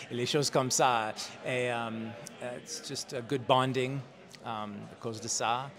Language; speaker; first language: French; non-native, learner; English